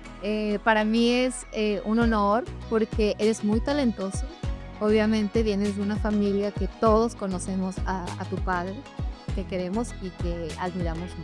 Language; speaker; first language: Spanish; native; Spanish